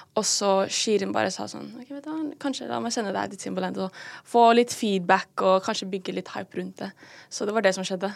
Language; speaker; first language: Norwegian; early bilingual, other home language; Filipino